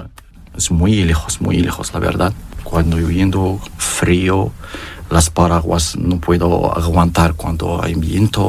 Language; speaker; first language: Spanish; non-native, learner; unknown